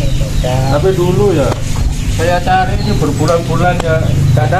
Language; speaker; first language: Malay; non-native, local second language; Javanese